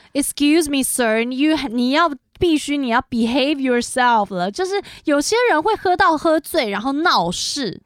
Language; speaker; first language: Chinese; native; Chinese